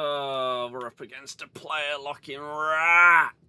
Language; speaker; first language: English; native; English